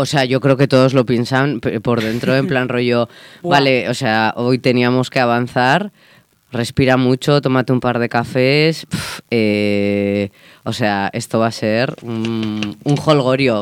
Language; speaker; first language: Spanish; native; Spanish